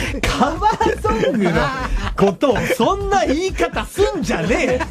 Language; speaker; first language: Japanese; native; Japanese